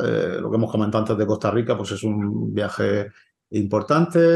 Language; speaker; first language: Spanish; native; Spanish